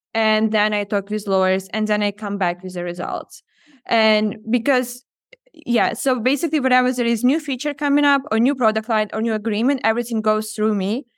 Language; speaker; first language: English; non-native, fluent; Ukrainian